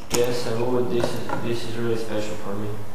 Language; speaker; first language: English; non-native, learner; Croatian